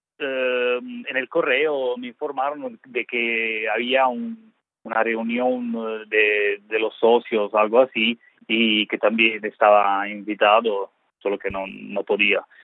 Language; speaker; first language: Spanish; non-native, fluent; Italian